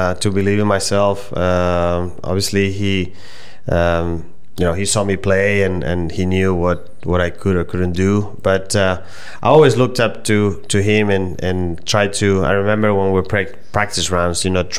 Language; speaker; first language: English; non-native, fluent; Spanish